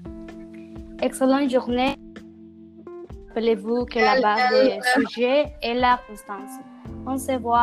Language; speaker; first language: French; non-native, learner; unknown